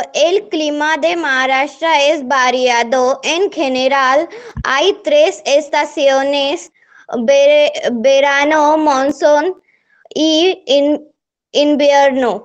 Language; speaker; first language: Spanish; non-native, learner; Marathi